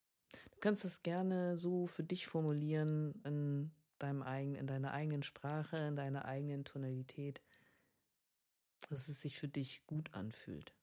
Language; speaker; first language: German; native; German